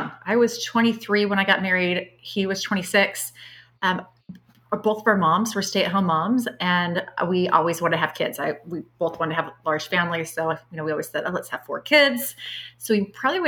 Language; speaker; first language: English; native; English